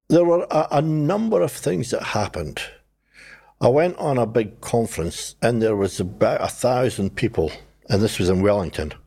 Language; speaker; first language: English; native; English